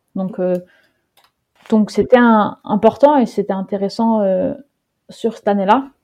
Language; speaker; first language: French; early bilingual, heritage; Dutch